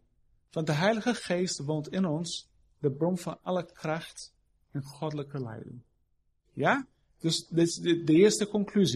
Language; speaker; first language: Dutch; non-native, fluent; Portuguese